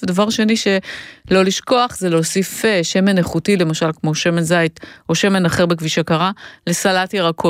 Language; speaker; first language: Hebrew; native; Hebrew